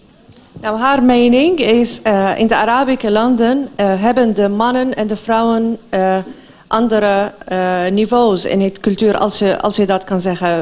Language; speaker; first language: Dutch; non-native, learner; Arabic